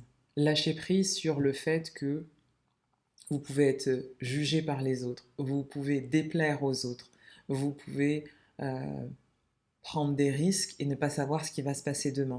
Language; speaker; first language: French; native; French